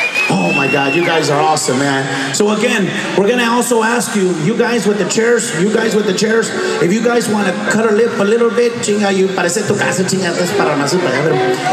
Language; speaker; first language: English; early bilingual, other home language; Spanish